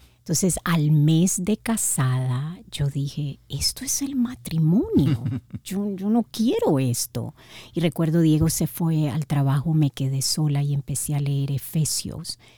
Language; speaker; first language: Spanish; native; Spanish